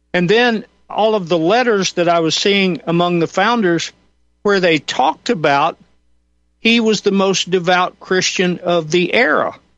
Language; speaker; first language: English; native; English